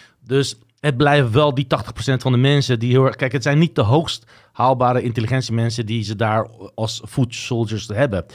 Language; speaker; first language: Dutch; early bilingual, other home language; Turkish